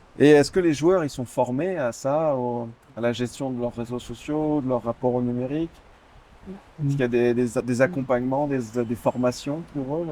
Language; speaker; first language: French; native; French